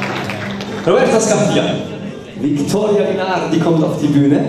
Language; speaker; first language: German; early bilingual, other home language; Italian